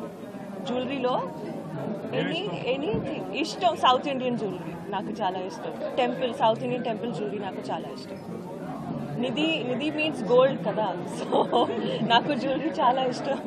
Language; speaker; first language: Telugu; non-native, learner; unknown